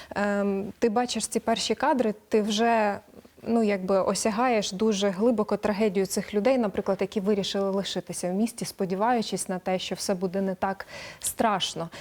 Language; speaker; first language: Ukrainian; native; Ukrainian